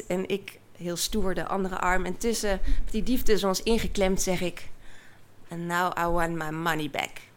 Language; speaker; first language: Dutch; native; Dutch